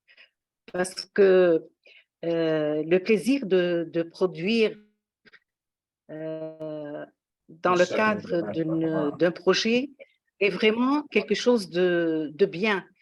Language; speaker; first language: French; non-native, local second language; Arabic